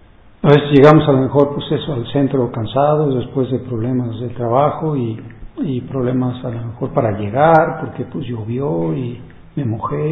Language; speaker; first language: Spanish; native; Spanish